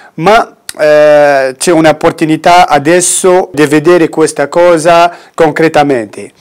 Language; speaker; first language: Italian; non-native, fluent; Arabic